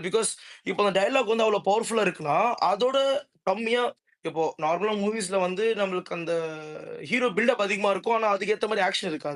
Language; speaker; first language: Tamil; native; Tamil